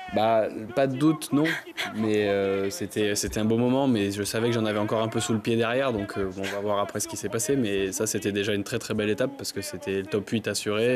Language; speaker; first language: French; native; French